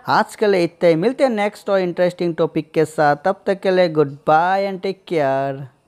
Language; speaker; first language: Hindi; non-native, local second language; Bangla